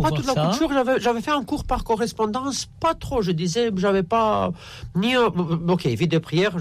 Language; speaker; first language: French; non-native, fluent; Romanian